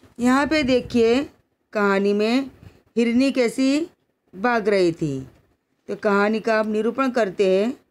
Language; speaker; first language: Hindi; non-native, local second language; Gujarati